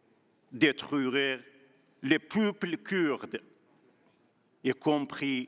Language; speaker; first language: French; non-native, learner; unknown